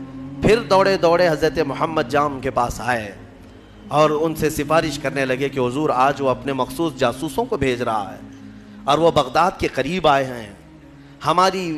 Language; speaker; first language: Urdu; native; Urdu